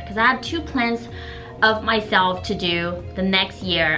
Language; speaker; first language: English; non-native, fluent; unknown